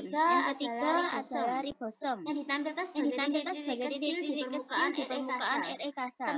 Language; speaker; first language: Indonesian; native; Indonesian